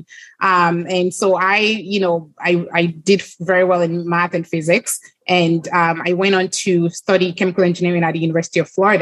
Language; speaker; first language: English; non-native, local second language; Yoruba